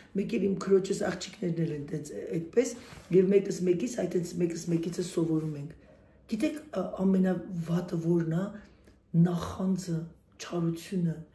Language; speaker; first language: Armenian; native; Armenian